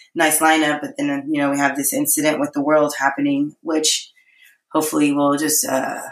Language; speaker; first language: English; native; English